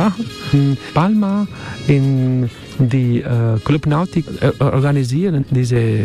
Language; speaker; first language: German; non-native, learner; Spanish